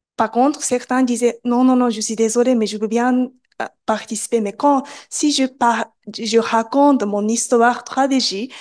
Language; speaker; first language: French; non-native, fluent; Japanese